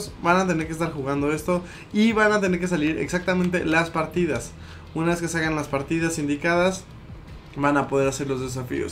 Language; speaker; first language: Spanish; native; Spanish